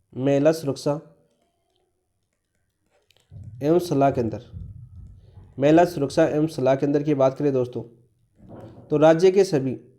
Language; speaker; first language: Hindi; native; Hindi